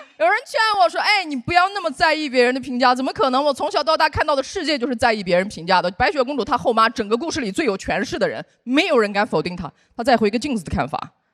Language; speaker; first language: Chinese; non-native, local second language; Uyghur